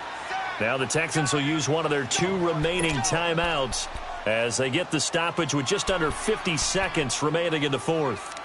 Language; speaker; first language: English; native; English